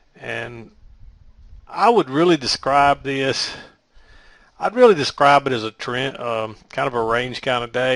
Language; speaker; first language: English; native; English